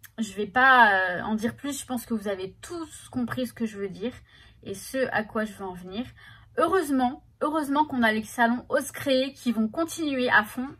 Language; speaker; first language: French; native; French